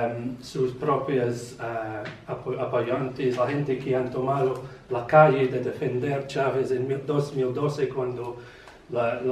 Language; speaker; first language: Spanish; non-native, learner; English